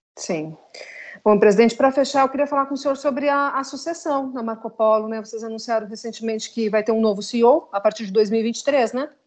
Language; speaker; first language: Portuguese; native; Portuguese